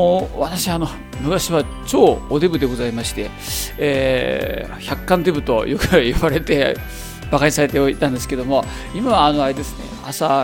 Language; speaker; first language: Japanese; native; Japanese